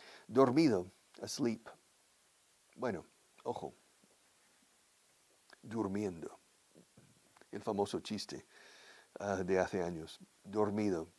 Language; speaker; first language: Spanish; non-native, fluent; English